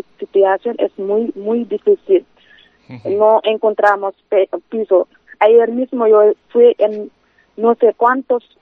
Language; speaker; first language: Spanish; non-native, fluent; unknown